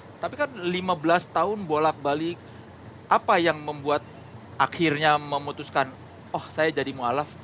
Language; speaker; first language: Indonesian; native; Indonesian